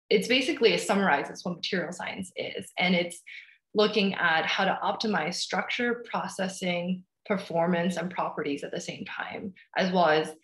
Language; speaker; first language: English; early bilingual, other home language; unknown